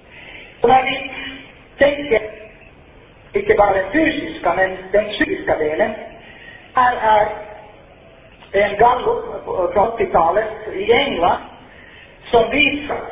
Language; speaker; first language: Swedish; non-native, fluent; Finnish